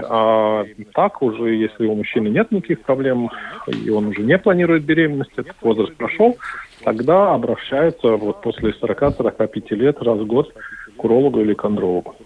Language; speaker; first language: Russian; non-native, local second language; Latvian